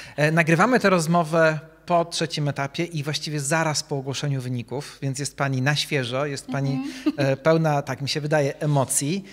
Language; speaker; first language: Polish; native; Polish